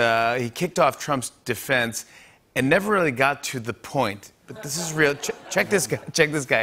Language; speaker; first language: English; native; English